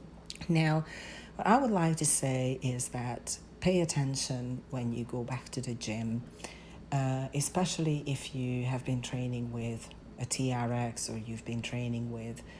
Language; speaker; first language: English; non-native, fluent; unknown